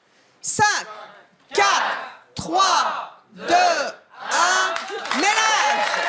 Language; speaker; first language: French; native; French